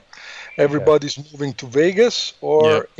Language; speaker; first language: English; non-native, fluent; Italian